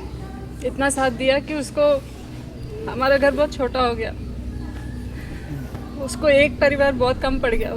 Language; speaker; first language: Hindi; non-native, local second language; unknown